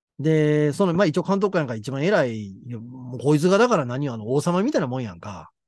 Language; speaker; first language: Japanese; native; Japanese